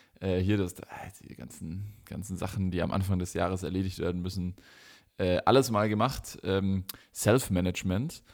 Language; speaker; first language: German; native; German